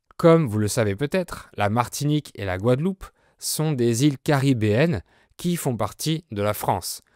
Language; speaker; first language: French; native; French